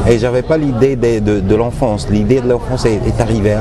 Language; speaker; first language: French; non-native, local second language; Arabic